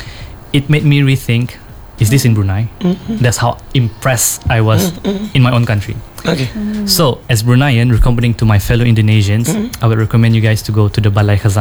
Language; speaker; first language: English; non-native, local second language; Malay